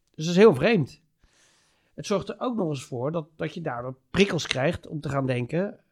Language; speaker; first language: Dutch; native; Dutch